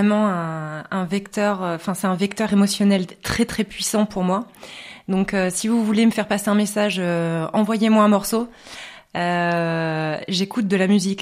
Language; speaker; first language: French; native; French